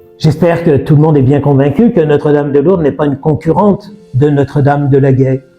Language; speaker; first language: French; native; French